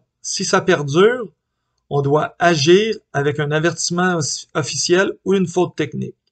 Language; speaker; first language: French; native; French